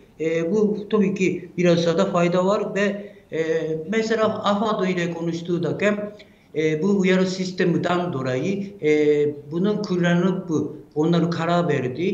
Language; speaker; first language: Turkish; non-native, fluent; Japanese